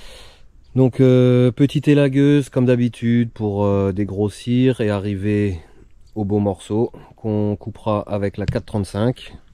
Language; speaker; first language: French; native; French